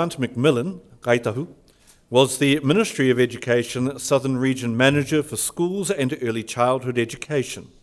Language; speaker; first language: English; native; English